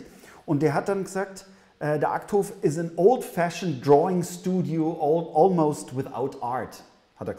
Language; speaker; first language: German; native; German